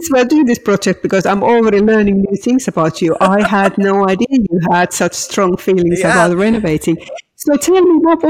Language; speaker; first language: English; non-native, fluent; Finnish